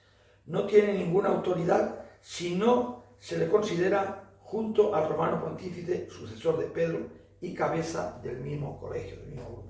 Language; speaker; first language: Spanish; native; Spanish